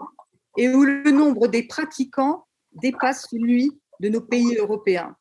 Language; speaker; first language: French; native; French